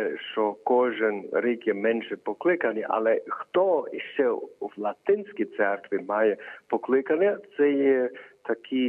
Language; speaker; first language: Ukrainian; early bilingual, heritage; Ukrainian